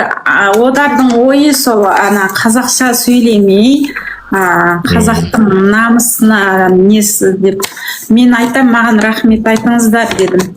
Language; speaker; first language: Kazakh; early bilingual, heritage; Kazakh